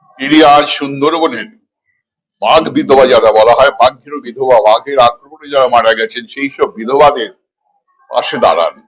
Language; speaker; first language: Bangla; native; Bangla